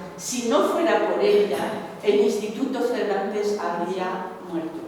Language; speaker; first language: Spanish; non-native, fluent; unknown